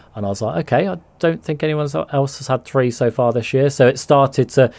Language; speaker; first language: English; native; English